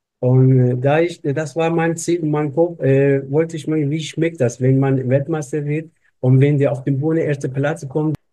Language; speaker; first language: German; non-native, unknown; Persian